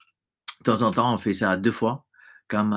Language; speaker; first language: French; non-native, fluent; English